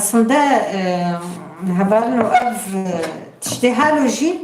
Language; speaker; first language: Turkish; non-native, local second language; Kurdish